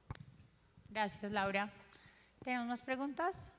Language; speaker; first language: Spanish; native; Spanish